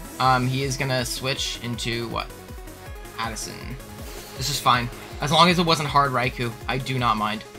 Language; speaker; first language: English; native; English